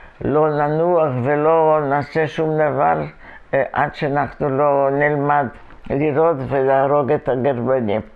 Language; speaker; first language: Hebrew; non-native, fluent; Polish